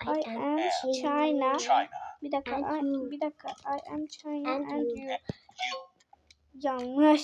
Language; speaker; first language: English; non-native, learner; Turkish